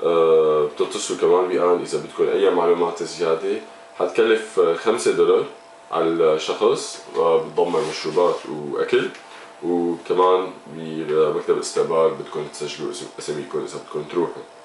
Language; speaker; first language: Arabic; native; Arabic